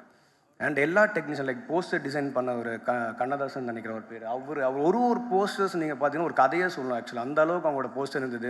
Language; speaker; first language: Tamil; native; Tamil